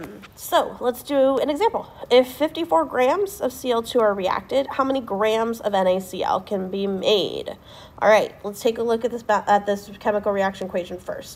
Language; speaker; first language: English; native; English